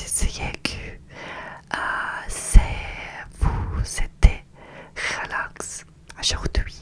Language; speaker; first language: French; non-native, learner; Russian